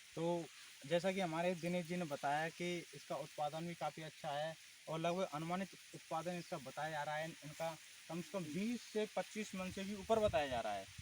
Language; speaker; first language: Hindi; native; Hindi